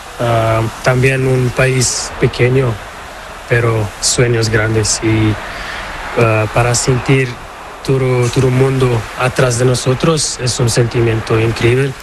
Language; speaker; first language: Spanish; non-native, fluent; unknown